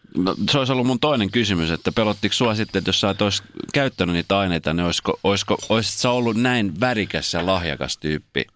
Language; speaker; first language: Finnish; native; Finnish